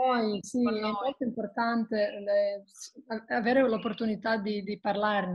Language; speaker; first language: Italian; non-native, fluent; Croatian